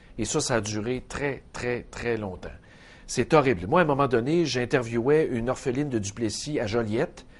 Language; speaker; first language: French; native; French